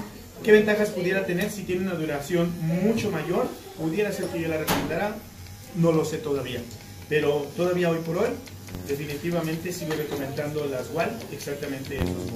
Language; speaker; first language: Spanish; native; Spanish